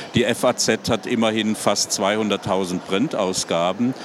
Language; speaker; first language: German; native; German